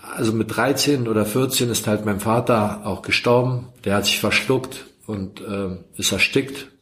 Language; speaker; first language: German; early bilingual, other home language; Croatian